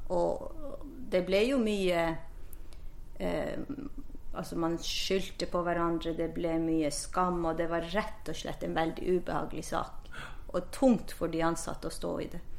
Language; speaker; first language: Norwegian; non-native, local second language; Northern Sami